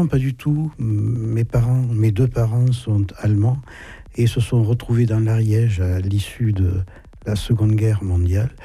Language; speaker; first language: French; native; French